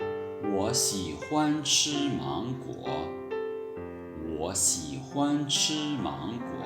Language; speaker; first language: Chinese; non-native, fluent; Lao